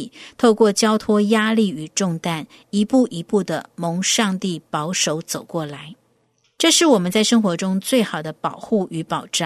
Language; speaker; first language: Chinese; native; Chinese